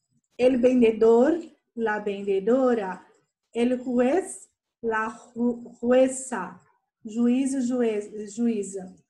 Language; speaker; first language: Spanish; non-native, fluent; Portuguese